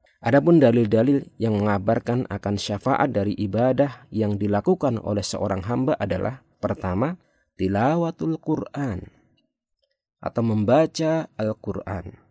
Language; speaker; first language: Indonesian; native; Indonesian